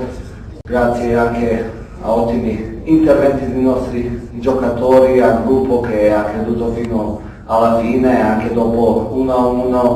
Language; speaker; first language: Italian; non-native, fluent; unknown